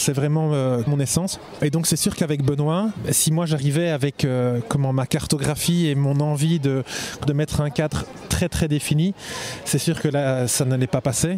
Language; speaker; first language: French; native; French